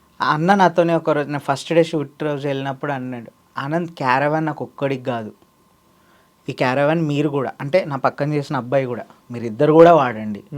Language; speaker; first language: Telugu; native; Telugu